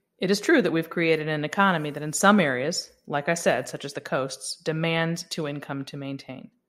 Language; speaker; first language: English; native; English